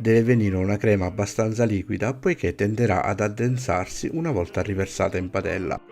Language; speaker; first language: Italian; native; Italian